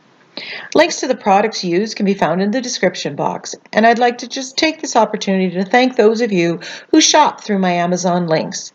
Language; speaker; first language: English; native; English